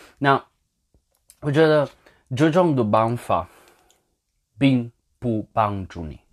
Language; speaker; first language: Chinese; non-native, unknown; French